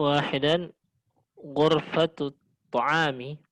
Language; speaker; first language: Arabic; non-native, learner; Indonesian